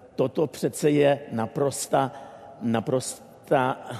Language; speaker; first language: Czech; non-native, fluent; Ukrainian